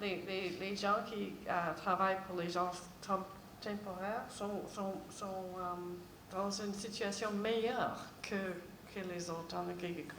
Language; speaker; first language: French; non-native, learner; English